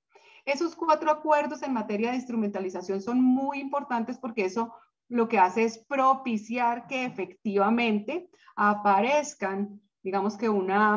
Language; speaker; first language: Spanish; native; Spanish